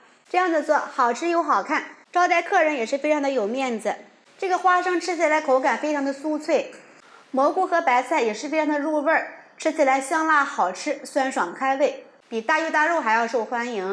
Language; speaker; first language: Chinese; native; Chinese